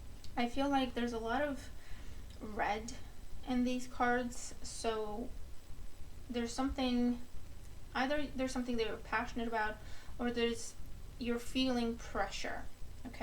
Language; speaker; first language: English; native; English